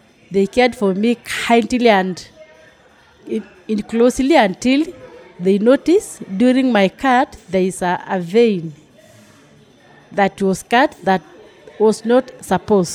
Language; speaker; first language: English; non-native, local second language; Masai